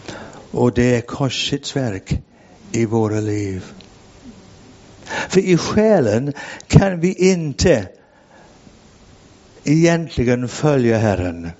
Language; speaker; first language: Swedish; non-native, fluent; English